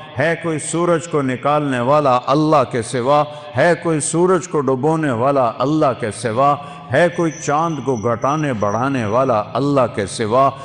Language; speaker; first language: Urdu; non-native, local second language; Punjabi